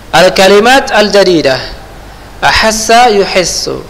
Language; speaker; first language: Arabic; non-native, fluent; Indonesian